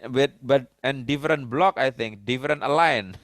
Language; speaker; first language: English; non-native, learner; Indonesian